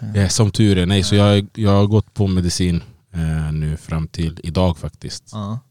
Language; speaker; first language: Swedish; native; Swedish